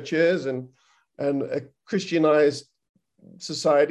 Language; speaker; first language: English; native; English